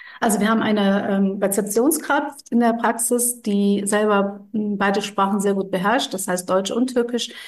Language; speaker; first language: German; early bilingual, other home language; Turkish